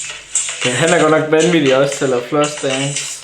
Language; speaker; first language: Danish; native; Danish